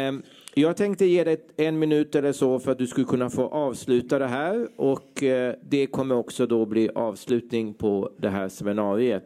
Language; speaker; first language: Swedish; native; Swedish